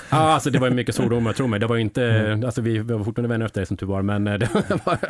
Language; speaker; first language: Swedish; early bilingual, heritage; English